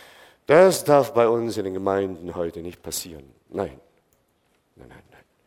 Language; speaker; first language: German; non-native, fluent; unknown